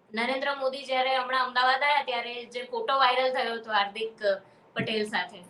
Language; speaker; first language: Gujarati; native; Gujarati